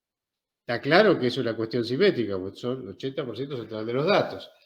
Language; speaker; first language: Spanish; native; Spanish